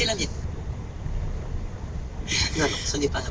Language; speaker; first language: French; native; French